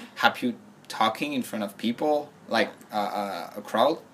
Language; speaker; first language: English; non-native, fluent; French